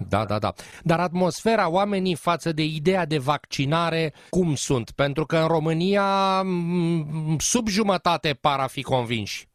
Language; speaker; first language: Romanian; native; Romanian